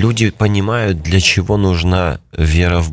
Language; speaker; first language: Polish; non-native, learner; Russian